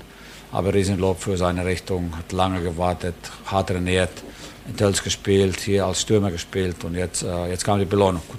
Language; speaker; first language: German; non-native, fluent; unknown